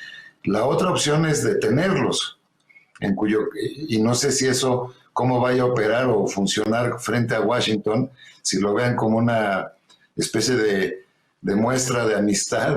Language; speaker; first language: Spanish; native; Spanish